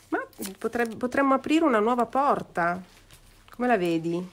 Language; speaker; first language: Italian; native; Italian